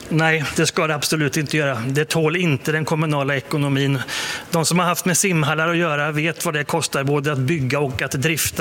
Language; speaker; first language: Swedish; native; Swedish